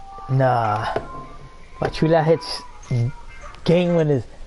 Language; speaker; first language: English; early bilingual, other home language; Spanish